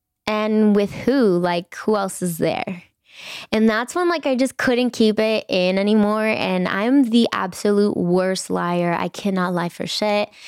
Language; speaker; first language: English; native; English